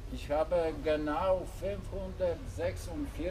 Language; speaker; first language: German; non-native, learner; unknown